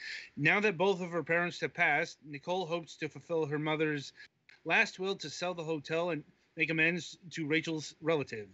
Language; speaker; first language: English; native; English